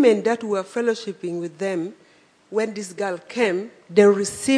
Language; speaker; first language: English; non-native, local second language; Acoli